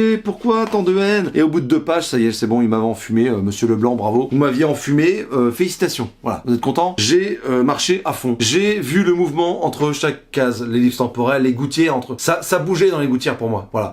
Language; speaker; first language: French; native; French